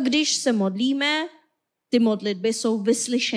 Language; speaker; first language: Czech; non-native, fluent; Korean